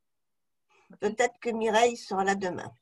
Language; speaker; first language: French; native; French